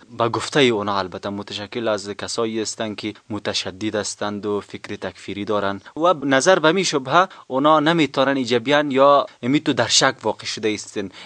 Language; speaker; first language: Persian; native; Persian